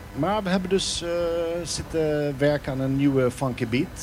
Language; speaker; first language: Dutch; non-native, fluent; Swedish